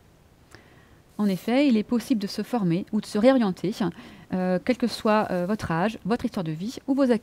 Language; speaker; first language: French; native; French